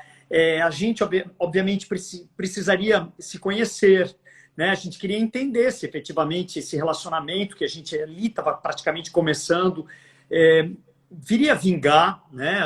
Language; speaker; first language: Portuguese; native; Portuguese